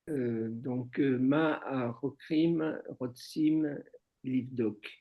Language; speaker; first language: Hebrew; non-native, learner; French